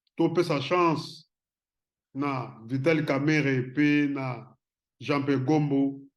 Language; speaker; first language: Lingala; non-native, local second language; Kongo